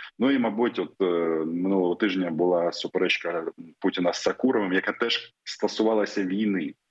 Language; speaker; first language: Ukrainian; native; Ukrainian